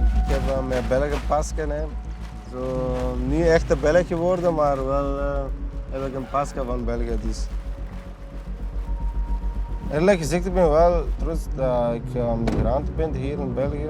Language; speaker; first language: Dutch; non-native, learner; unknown